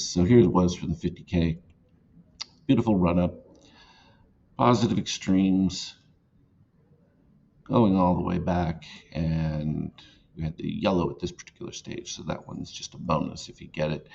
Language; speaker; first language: English; native; English